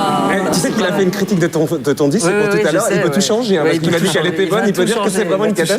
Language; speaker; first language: French; native; French